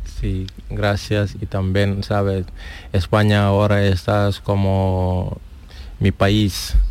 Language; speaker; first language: Spanish; non-native, learner; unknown